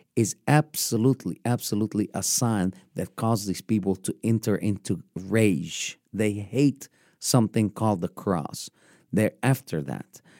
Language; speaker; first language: English; non-native, fluent; Arabic